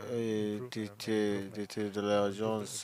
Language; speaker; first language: French; non-native, learner; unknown